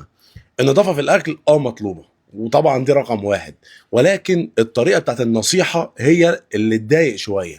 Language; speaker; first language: Arabic; native; Arabic